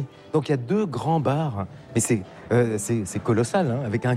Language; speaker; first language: French; native; French